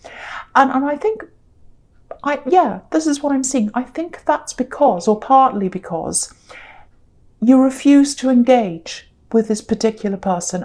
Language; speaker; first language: English; native; English